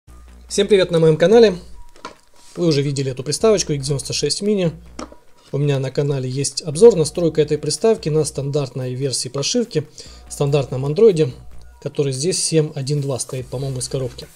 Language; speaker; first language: Russian; native; Russian